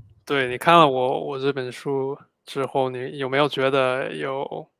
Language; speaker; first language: Chinese; non-native, fluent; English